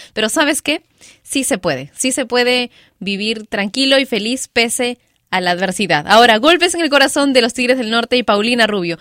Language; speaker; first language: Spanish; native; Spanish